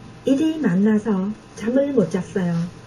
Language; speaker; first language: Korean; non-native, fluent; Vietnamese